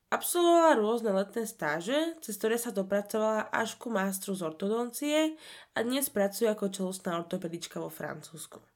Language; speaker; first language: Slovak; native; Slovak